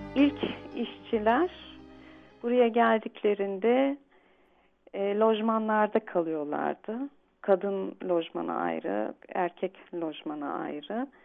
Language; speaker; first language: Turkish; early bilingual, heritage; Turkish